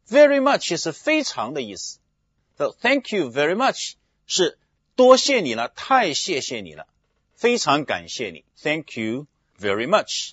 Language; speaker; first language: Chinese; native; Chinese